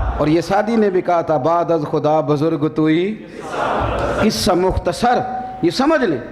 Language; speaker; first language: Urdu; non-native, local second language; Punjabi